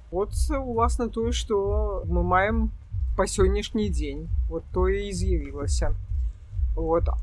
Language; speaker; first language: Belarusian; native; Belarusian